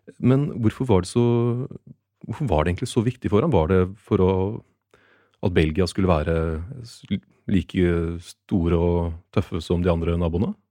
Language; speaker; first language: Norwegian; native; Norwegian